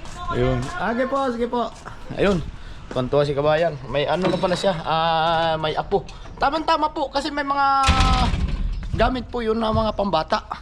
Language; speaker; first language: Filipino; native; Filipino